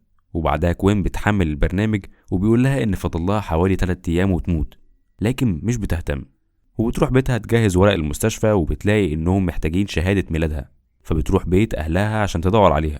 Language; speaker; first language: Arabic; native; Arabic